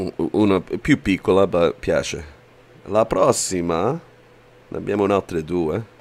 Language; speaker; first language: Italian; early bilingual, heritage; Italian